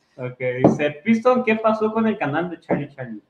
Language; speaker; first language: Spanish; native; Spanish